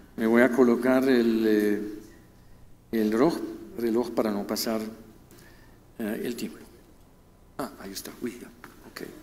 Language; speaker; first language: Spanish; non-native, fluent; German